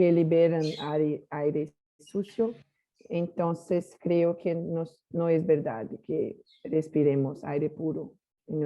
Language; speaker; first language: Spanish; non-native, learner; Portuguese